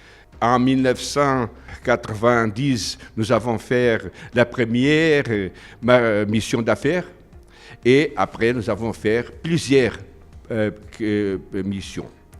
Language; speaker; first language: French; non-native, learner; Portuguese